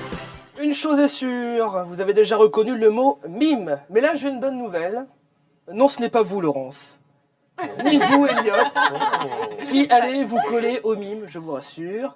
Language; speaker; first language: French; native; French